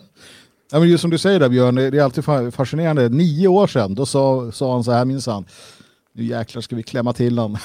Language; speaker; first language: Swedish; native; Swedish